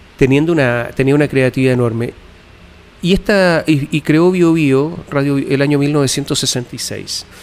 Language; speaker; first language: Spanish; native; Spanish